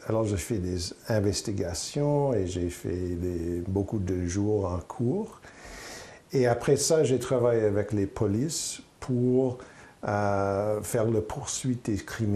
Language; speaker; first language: French; non-native, local second language; English